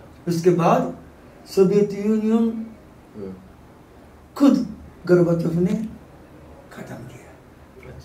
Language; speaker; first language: Hindi; non-native, fluent; Japanese